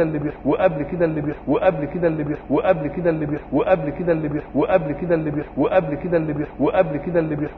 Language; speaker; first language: Arabic; native; Arabic